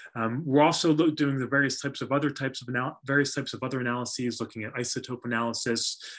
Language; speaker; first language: English; native; English